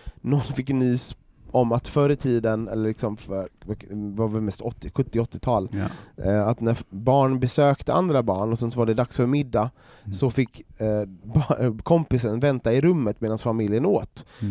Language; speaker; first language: Swedish; native; Swedish